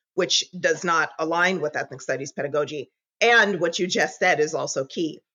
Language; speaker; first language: English; native; English